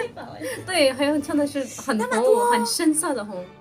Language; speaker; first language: Chinese; non-native, fluent; Urdu